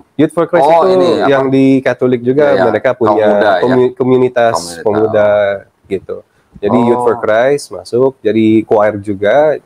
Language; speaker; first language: Indonesian; early bilingual, other home language; Filipino